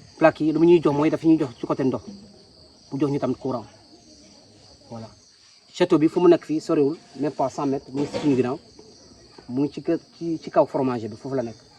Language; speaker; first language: Wolof; non-native, local second language; Jola-Fonyi